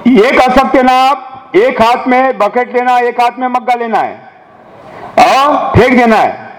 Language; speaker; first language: Hindi; non-native, local second language; Marathi